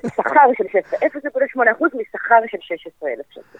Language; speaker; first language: Hebrew; native; Hebrew